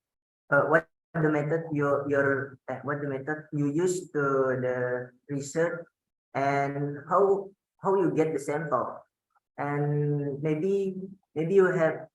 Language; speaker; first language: English; non-native, fluent; Indonesian